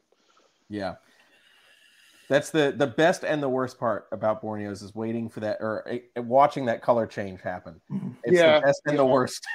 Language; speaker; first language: English; native; English